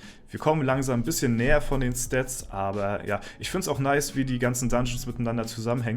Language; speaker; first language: German; native; German